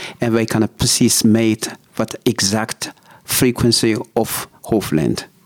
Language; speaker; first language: Dutch; non-native, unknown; Chinese